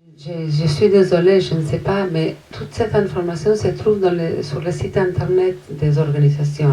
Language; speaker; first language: French; non-native, fluent; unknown